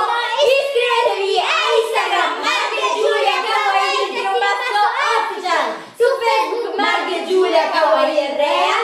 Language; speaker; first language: Italian; native; Italian